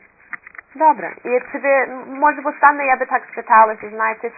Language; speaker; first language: Ukrainian; early bilingual, heritage; Ukrainian